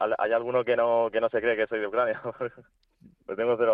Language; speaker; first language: Spanish; early bilingual, other home language; Ukrainian